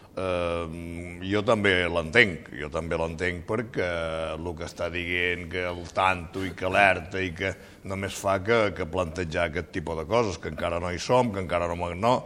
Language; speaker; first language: Catalan; native; Catalan